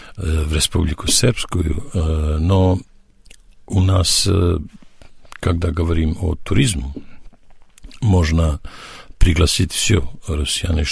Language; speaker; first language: Russian; non-native, learner; Serbian